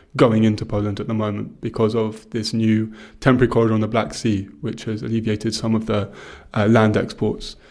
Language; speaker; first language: English; native; English